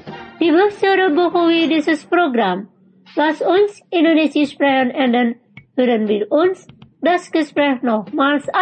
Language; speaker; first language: German; non-native, fluent; Indonesian